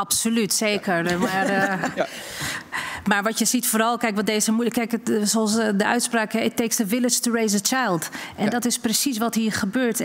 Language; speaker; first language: Dutch; native; Dutch